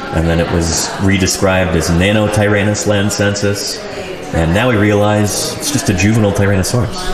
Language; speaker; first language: English; native; English